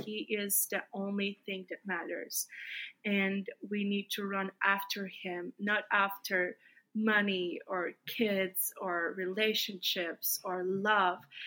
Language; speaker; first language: English; non-native, fluent; Latvian